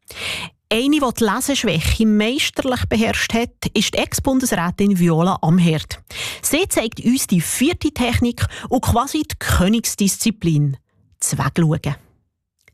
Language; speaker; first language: German; native; German